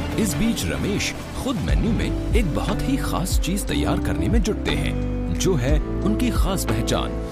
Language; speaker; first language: Hindi; native; Hindi